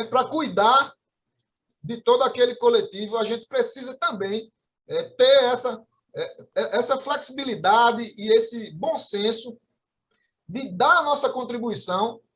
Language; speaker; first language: Portuguese; native; Portuguese